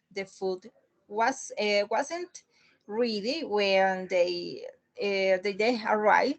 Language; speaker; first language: English; non-native, learner; Spanish